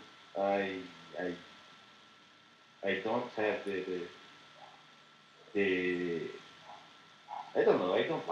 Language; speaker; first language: English; non-native, learner; Portuguese